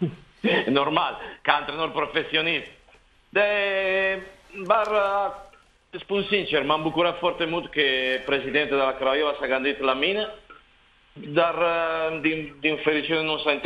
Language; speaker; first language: Romanian; non-native, learner; Italian